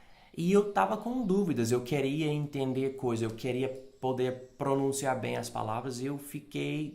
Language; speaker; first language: Portuguese; non-native, fluent; English